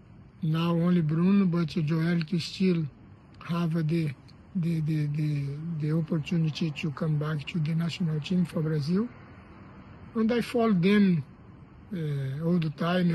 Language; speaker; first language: English; non-native, learner; Portuguese